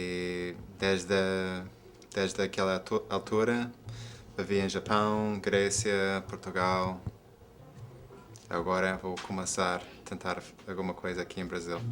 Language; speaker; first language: Portuguese; non-native, fluent; English